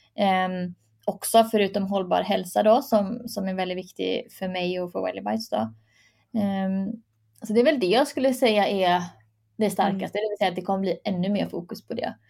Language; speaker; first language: Swedish; early bilingual, other home language; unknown